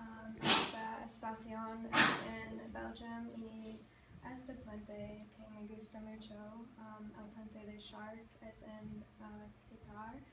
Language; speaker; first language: Spanish; non-native, learner; English